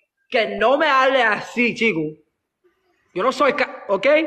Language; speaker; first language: Spanish; early bilingual, heritage; Spanish